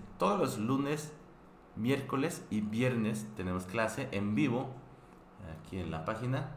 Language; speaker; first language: Spanish; non-native, fluent; Korean